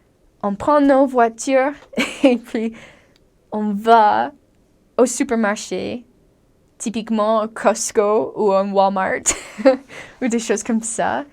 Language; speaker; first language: French; non-native, learner; English